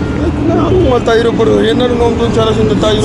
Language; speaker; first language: Korean; non-native, learner; Spanish